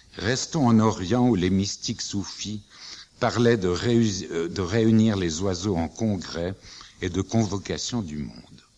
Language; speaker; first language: French; native; French